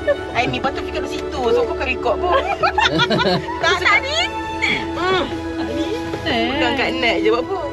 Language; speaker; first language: Malay; native; Malay